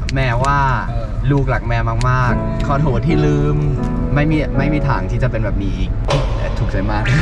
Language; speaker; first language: Thai; non-native, fluent; German